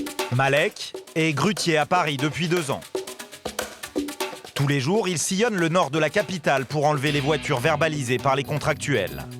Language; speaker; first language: French; native; French